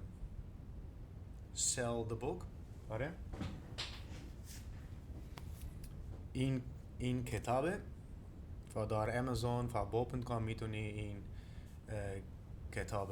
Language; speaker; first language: Persian; non-native, learner; Dutch